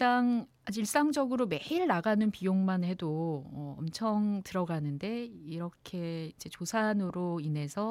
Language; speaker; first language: Korean; native; Korean